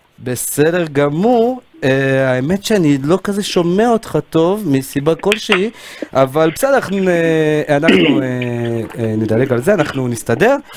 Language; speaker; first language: Hebrew; native; Hebrew